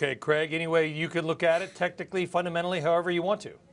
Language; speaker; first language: English; native; English